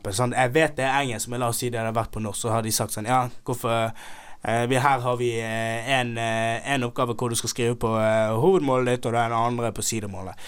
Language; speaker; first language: Norwegian; early bilingual, other home language; Somali